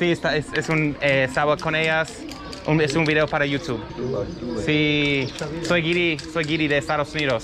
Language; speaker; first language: Spanish; non-native, fluent; English